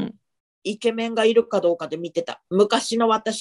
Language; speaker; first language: Japanese; native; Japanese